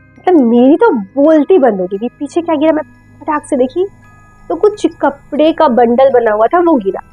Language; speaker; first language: Hindi; non-native, local second language; Bangla